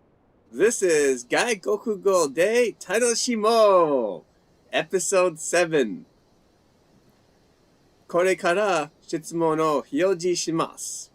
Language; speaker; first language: Japanese; non-native, fluent; English